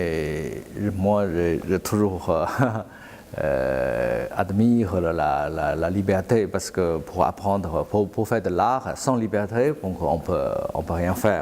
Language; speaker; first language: French; non-native, fluent; Chinese